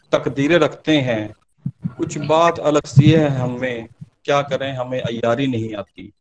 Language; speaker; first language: Hindi; native; Hindi